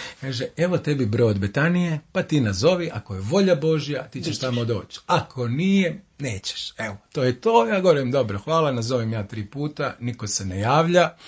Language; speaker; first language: Croatian; native; Croatian